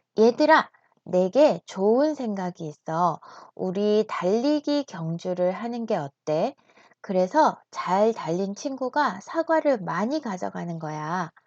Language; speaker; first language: Korean; native; Korean